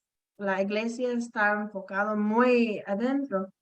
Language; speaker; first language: Spanish; non-native, fluent; English